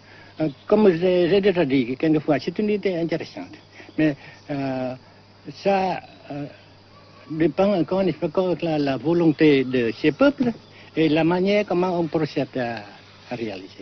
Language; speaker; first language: French; non-native, local second language; Vietnamese